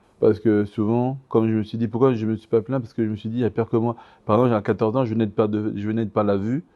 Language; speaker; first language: French; early bilingual, other home language; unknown